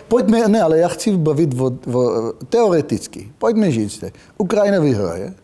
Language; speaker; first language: Czech; non-native, fluent; Hebrew